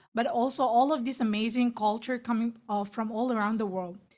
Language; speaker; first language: English; non-native, fluent; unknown